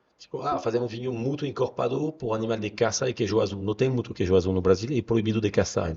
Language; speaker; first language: Portuguese; non-native, fluent; French